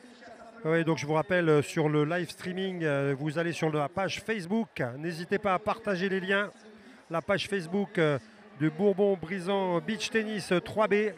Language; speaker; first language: French; native; French